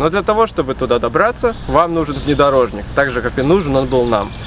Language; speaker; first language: Russian; native; Russian